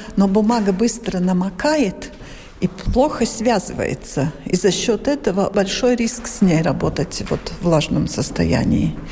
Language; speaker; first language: Russian; non-native, local second language; Latvian